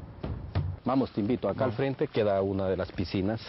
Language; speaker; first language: Spanish; native; Spanish